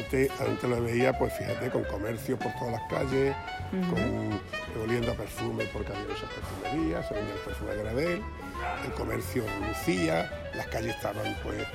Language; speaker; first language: Spanish; native; Spanish